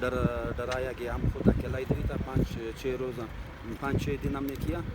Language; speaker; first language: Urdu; non-native, local second language; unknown